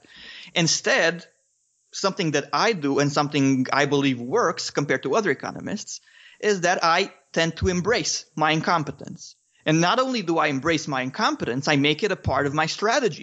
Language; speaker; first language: English; non-native, fluent; Romanian